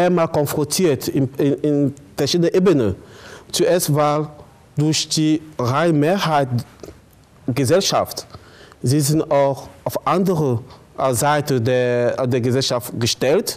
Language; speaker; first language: German; non-native, fluent; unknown